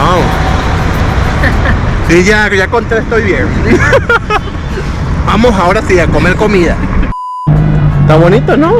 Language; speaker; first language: Spanish; native; Spanish